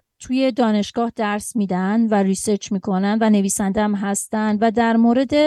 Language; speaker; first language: Persian; native; Persian